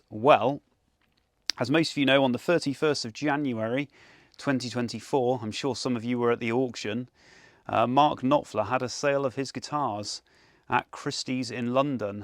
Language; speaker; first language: English; native; English